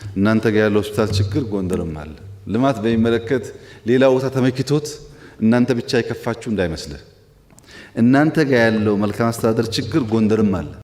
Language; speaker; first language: Amharic; non-native, local second language; Oromo